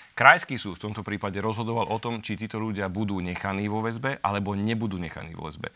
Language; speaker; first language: Slovak; native; Slovak